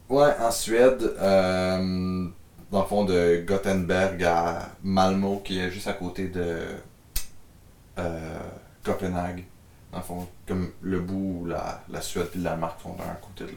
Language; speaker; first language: French; native; French